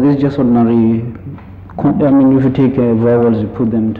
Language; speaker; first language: English; non-native, local second language; Zulu